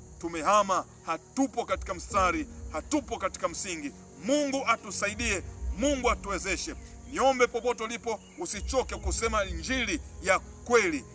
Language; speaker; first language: Swahili; native; Swahili